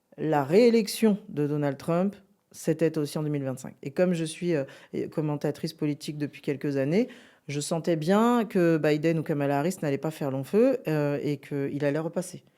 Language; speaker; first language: French; native; French